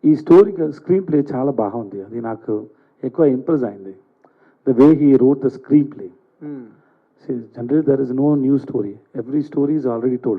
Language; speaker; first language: Telugu; non-native, learner; Tamil